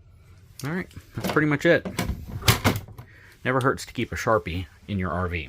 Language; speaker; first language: English; native; English